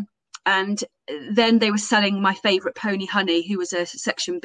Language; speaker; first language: English; native; English